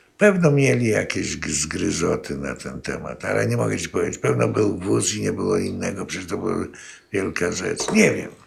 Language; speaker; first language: Polish; native; Polish